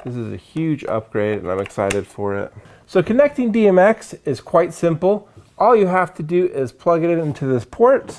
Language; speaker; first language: English; native; English